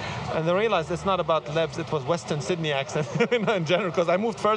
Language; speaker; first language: English; non-native, fluent; Arabic